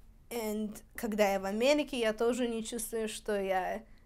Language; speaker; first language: Russian; early bilingual, heritage; Russian